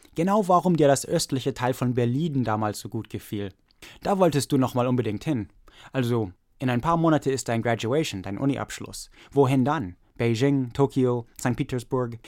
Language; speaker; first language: German; early bilingual, other home language; English